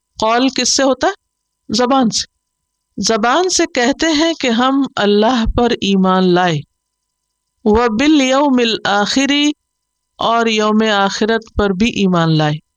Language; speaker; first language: Urdu; native; Urdu